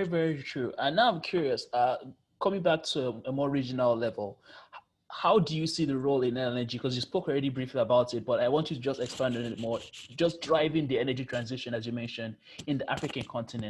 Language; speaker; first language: English; non-native, local second language; Yoruba